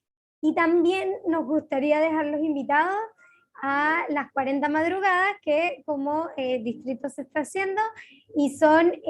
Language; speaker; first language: Spanish; native; Spanish